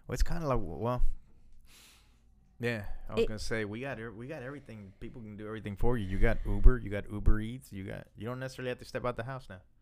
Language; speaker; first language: English; early bilingual, other home language; Spanish